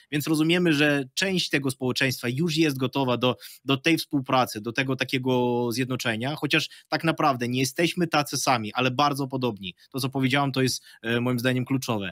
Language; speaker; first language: Polish; non-native, fluent; Ukrainian